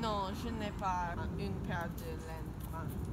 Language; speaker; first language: French; non-native, learner; English